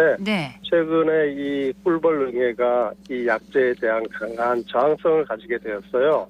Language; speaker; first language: Korean; native; Korean